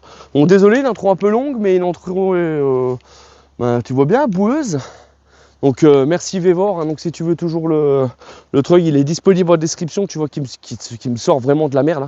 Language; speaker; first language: French; native; French